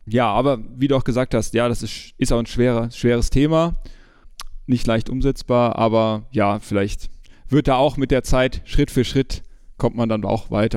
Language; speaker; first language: German; native; German